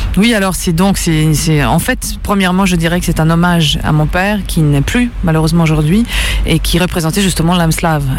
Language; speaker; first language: French; early bilingual, other home language; Serbian